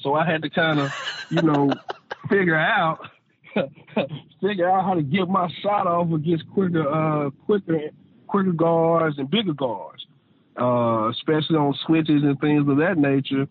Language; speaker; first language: English; native; English